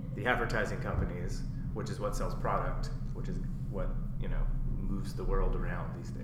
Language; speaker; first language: English; native; English